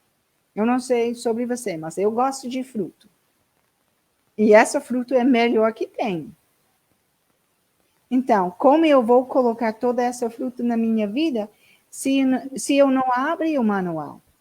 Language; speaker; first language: Portuguese; non-native, learner; English